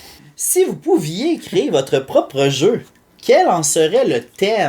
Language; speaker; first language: French; native; French